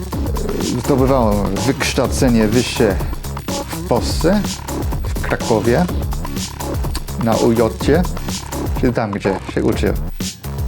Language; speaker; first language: Polish; non-native, fluent; English